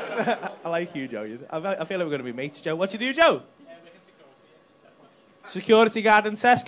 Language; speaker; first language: English; native; English